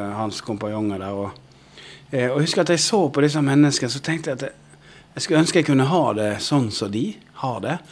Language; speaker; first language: Norwegian; native; Norwegian